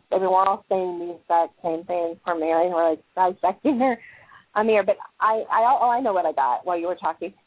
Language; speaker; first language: English; native; English